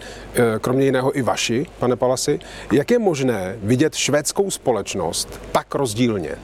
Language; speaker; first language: Czech; native; Czech